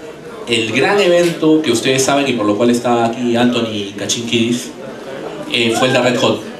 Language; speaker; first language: Spanish; native; Spanish